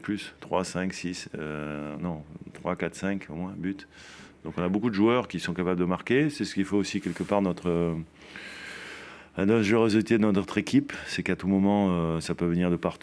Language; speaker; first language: French; native; French